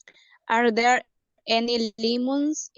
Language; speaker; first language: English; non-native, learner; Spanish